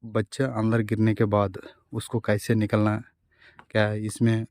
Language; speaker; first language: Hindi; non-native, local second language; Telugu